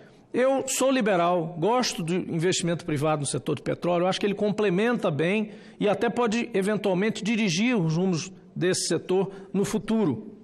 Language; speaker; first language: Portuguese; native; Portuguese